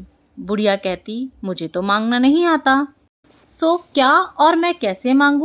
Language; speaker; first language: Hindi; native; Hindi